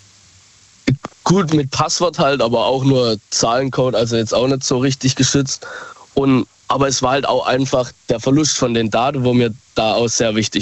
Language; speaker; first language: German; native; German